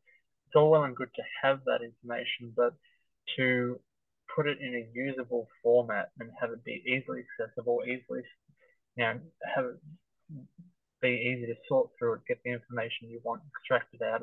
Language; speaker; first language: English; native; English